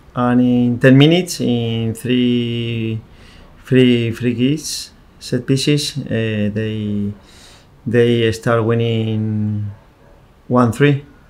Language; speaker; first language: English; non-native, fluent; Spanish